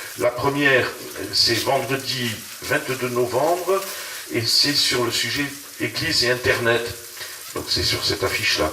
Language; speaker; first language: French; native; French